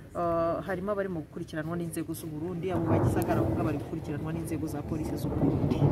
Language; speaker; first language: Kinyarwanda; native; Kinyarwanda